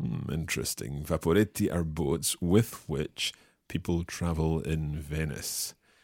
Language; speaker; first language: English; native; English